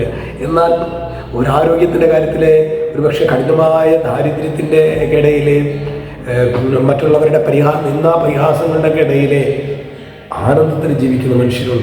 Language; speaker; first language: Malayalam; native; Malayalam